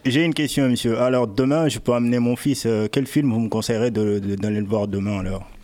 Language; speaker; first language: French; native; French